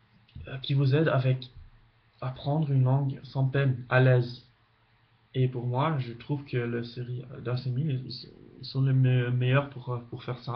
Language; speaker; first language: French; non-native, fluent; Dutch